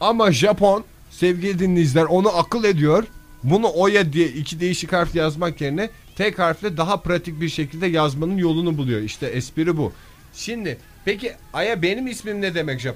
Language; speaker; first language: Turkish; native; Turkish